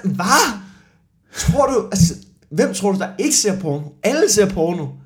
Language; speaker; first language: Danish; native; Danish